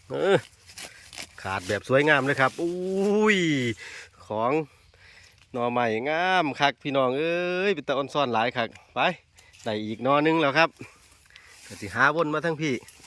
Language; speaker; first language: Thai; native; Thai